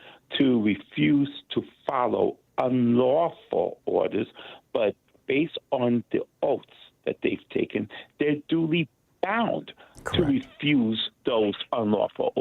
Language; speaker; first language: English; native; English